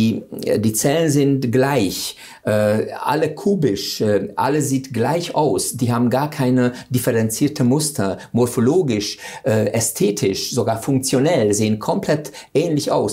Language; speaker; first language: German; non-native, fluent; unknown